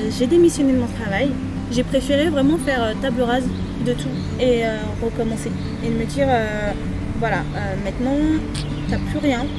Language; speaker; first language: French; early bilingual, other home language; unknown